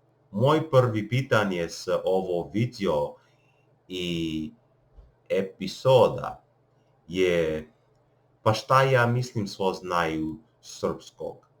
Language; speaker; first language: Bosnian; non-native, learner; English